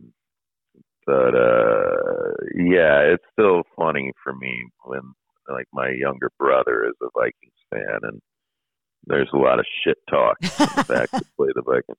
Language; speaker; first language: English; native; English